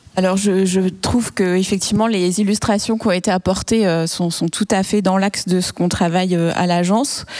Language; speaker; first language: French; native; French